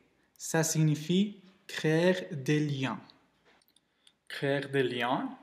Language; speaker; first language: French; non-native, learner; Spanish